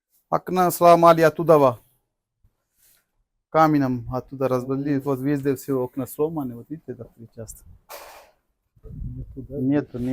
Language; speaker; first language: Russian; non-native, learner; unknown